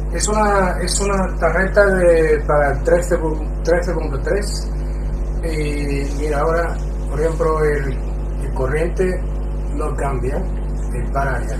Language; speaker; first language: Spanish; non-native, fluent; Chinese